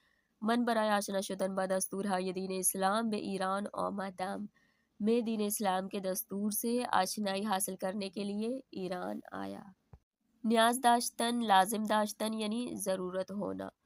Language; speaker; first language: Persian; non-native, fluent; Urdu